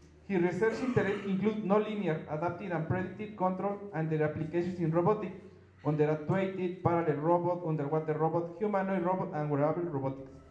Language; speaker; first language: English; non-native, fluent; Spanish